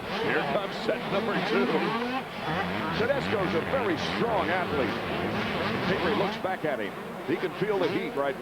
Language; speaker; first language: English; native; English